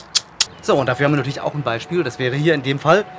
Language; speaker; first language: German; native; German